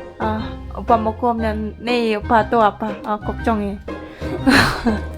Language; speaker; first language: Korean; non-native, learner; Vietnamese